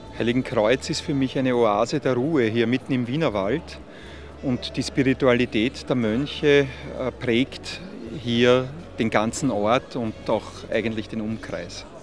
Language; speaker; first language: German; native; German